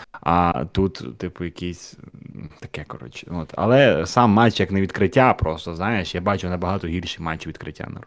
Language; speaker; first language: Ukrainian; non-native, local second language; Russian